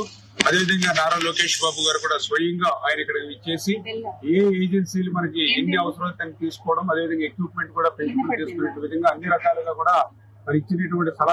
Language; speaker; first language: Telugu; native; Telugu